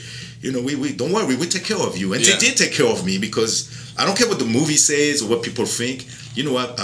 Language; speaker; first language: English; non-native, fluent; French